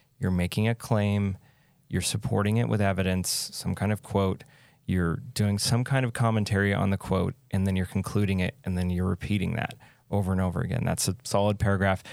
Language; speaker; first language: English; native; English